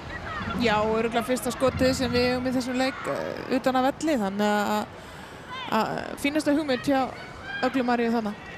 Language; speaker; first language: Icelandic; native; Icelandic